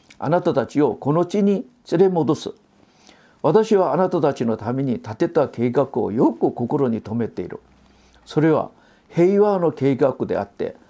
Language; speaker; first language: Japanese; non-native, fluent; Korean